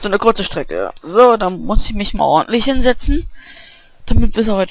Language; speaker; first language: German; native; German